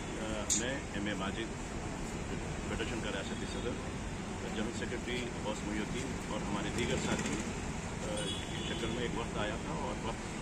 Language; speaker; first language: Hindi; non-native, local second language; Urdu